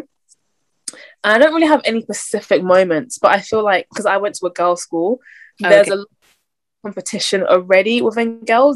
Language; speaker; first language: English; native; English